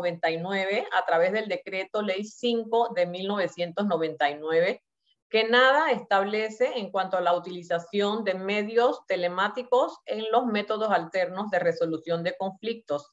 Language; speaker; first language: Spanish; native; Spanish